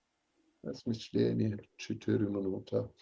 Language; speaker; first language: Russian; non-native, learner; English